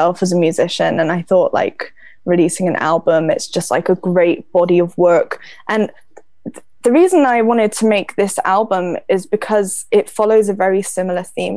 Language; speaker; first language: English; native; English